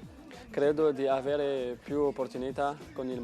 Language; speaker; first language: Italian; non-native, learner; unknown